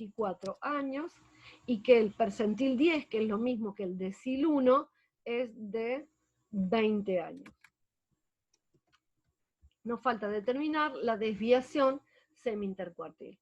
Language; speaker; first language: Spanish; native; Spanish